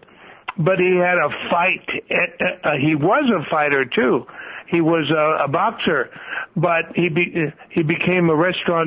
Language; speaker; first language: English; native; English